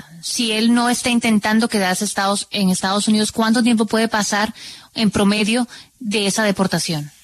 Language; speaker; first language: Spanish; native; Spanish